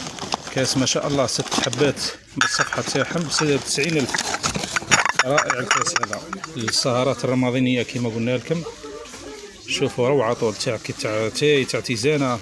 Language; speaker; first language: Arabic; native; Arabic